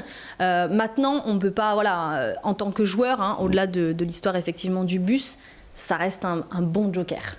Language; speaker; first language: French; native; French